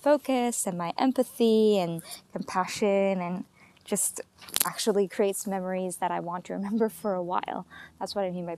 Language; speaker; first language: English; native; English